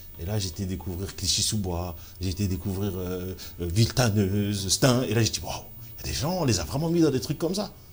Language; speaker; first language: French; early bilingual, other home language; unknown